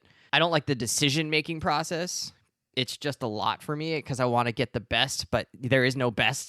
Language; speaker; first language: English; native; English